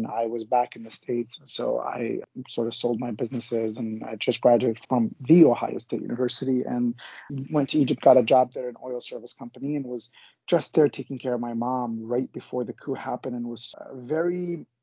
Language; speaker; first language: English; native; English